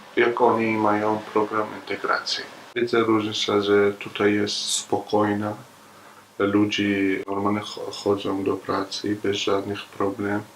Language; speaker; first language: Polish; non-native, learner; Arabic